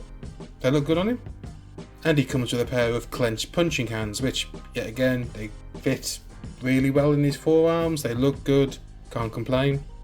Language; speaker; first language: English; native; English